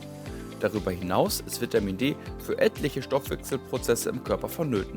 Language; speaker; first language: German; native; German